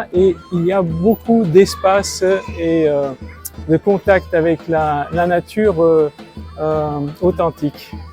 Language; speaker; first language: French; non-native, fluent; Bulgarian